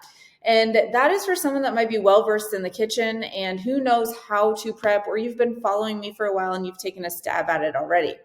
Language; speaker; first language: English; native; English